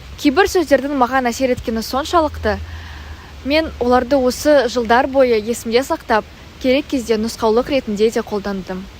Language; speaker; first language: Kazakh; native; Kazakh